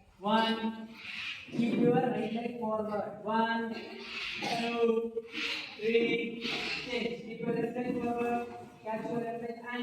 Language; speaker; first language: English; non-native, local second language; Kannada